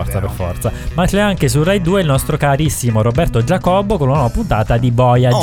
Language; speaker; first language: Italian; native; Italian